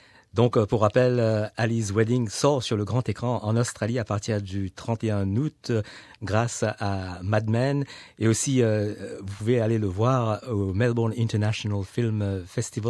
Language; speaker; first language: French; native; French